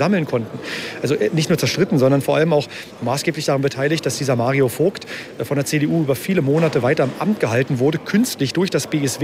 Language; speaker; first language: German; native; German